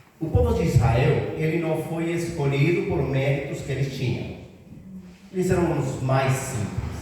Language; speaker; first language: Portuguese; non-native, fluent; Spanish